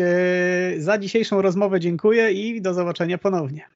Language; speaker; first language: Polish; native; Polish